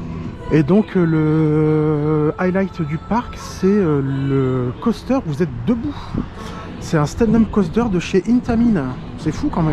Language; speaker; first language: French; native; French